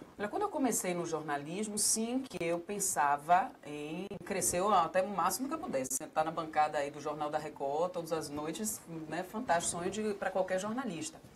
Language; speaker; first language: Portuguese; native; Portuguese